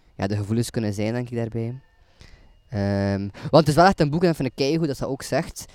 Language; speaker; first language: Dutch; native; Dutch